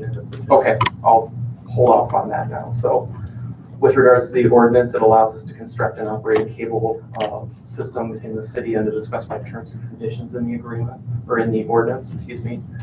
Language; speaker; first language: English; native; English